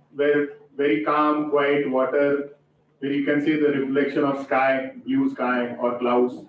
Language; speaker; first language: English; non-native, local second language; Marathi